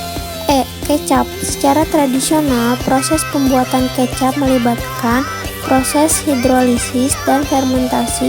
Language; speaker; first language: Indonesian; native; Indonesian